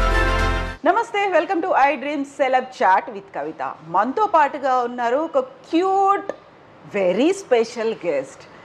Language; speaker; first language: Telugu; native; Telugu